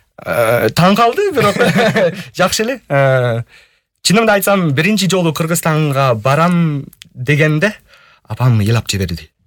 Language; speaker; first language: Kyrgyz; non-native, fluent; English